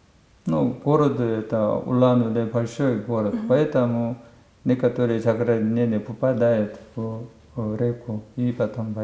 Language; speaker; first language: Russian; non-native, learner; Korean